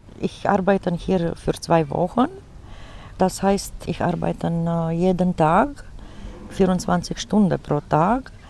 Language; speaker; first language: German; non-native, fluent; Romanian